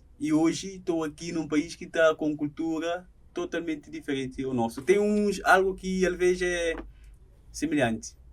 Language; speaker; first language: Portuguese; non-native, local second language; Kabuverdianu